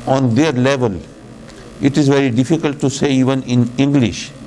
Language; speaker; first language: English; non-native, local second language; Urdu